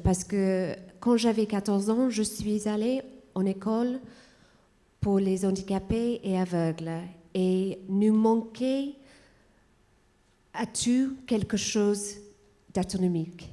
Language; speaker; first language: French; non-native, fluent; English